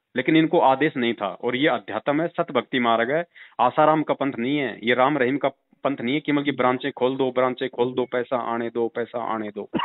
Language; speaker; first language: Hindi; native; Hindi